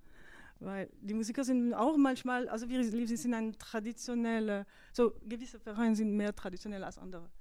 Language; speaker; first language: German; non-native, fluent; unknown